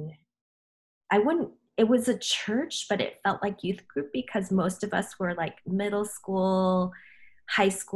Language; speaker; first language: English; early bilingual, other home language; Korean